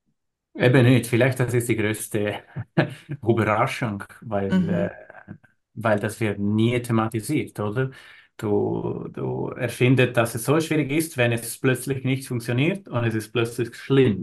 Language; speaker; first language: German; non-native, learner; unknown